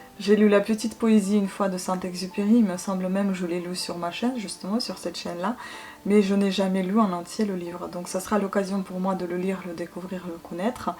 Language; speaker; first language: French; non-native, fluent; Russian